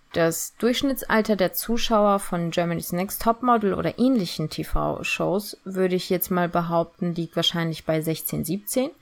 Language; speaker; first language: German; early bilingual, other home language; Turkish